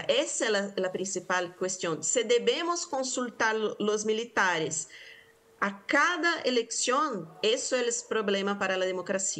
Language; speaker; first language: Spanish; non-native, fluent; Portuguese